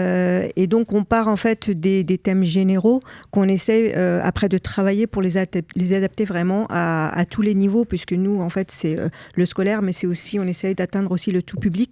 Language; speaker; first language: French; native; French